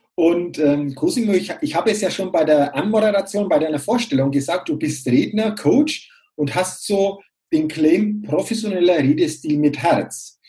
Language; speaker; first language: German; native; German